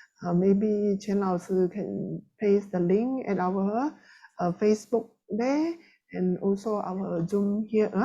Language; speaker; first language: English; non-native, local second language; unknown